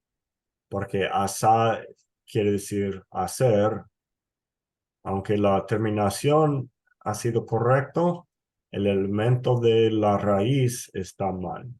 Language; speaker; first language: Spanish; non-native, fluent; English